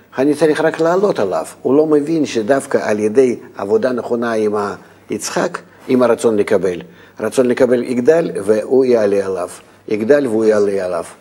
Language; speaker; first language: Hebrew; non-native, fluent; Russian